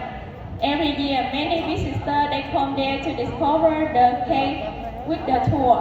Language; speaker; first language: English; non-native, learner; Vietnamese